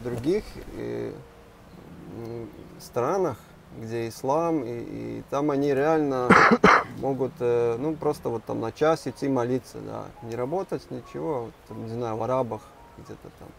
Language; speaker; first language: Russian; non-native, local second language; Latvian